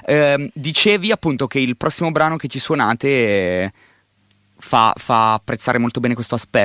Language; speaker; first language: Italian; native; Italian